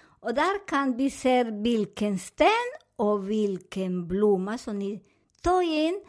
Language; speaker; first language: Swedish; non-native, fluent; Spanish